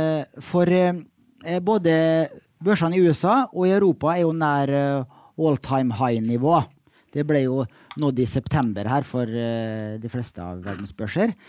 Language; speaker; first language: Norwegian; native; Norwegian